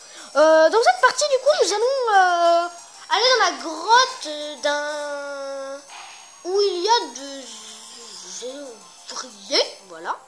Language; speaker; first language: French; native; French